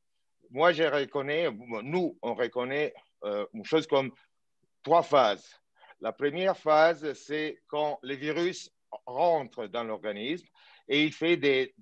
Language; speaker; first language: French; non-native, fluent; Italian